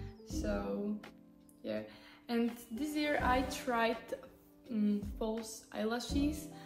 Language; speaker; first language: English; non-native, fluent; Slovak